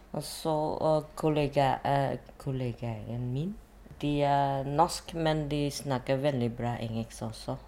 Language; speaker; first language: Norwegian; non-native, learner; Vietnamese